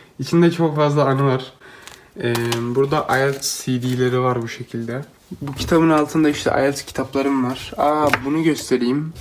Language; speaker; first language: Turkish; native; Turkish